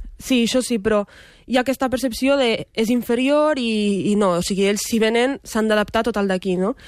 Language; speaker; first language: Catalan; early bilingual, other home language; Arabic